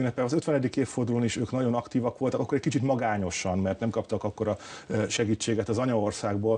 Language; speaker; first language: Hungarian; native; Hungarian